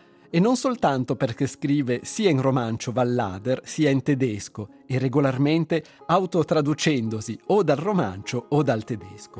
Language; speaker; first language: Italian; native; Italian